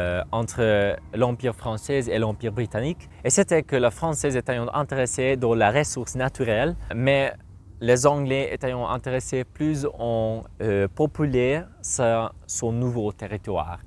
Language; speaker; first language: French; non-native, learner; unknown